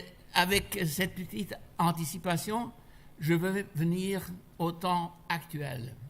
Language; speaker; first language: French; non-native, fluent; German